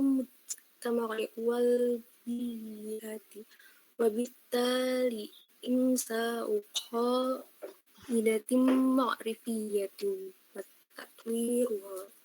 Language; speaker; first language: Arabic; non-native, learner; Indonesian